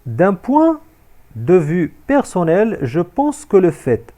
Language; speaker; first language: French; non-native, local second language; Arabic